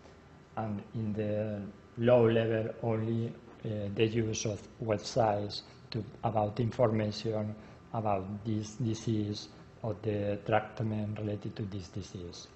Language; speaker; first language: English; non-native, learner; Spanish